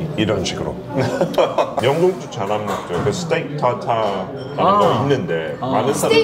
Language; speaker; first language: Korean; non-native, fluent; English